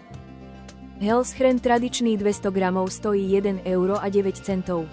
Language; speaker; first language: Slovak; native; Slovak